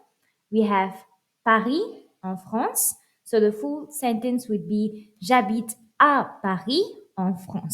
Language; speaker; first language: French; non-native, fluent; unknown